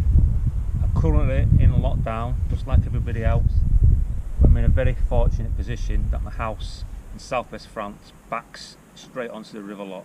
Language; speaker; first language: English; native; English